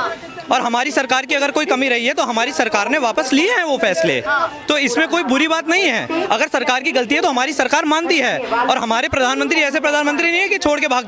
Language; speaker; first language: Hindi; native; Hindi